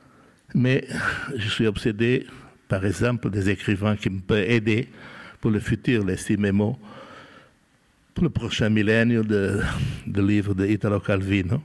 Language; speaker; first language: French; non-native, fluent; Portuguese